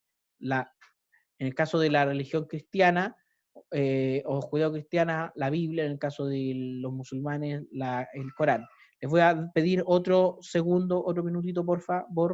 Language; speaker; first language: Spanish; native; Spanish